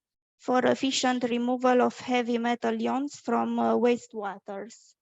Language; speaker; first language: English; non-native, fluent; Romanian